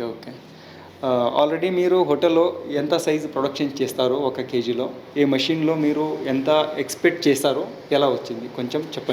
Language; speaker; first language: Telugu; non-native, local second language; Hindi